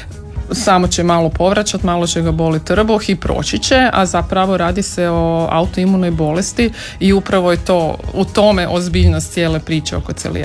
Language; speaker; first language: Serbian; native; Serbian